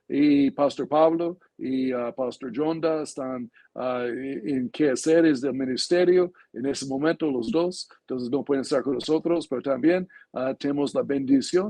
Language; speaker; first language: Spanish; non-native, fluent; English